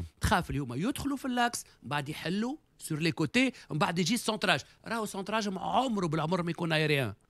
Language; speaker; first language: Arabic; native; Arabic